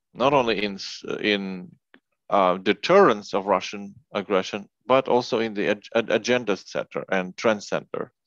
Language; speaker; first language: English; non-native, fluent; Ukrainian